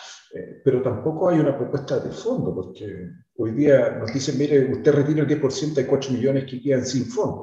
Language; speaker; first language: Spanish; native; Spanish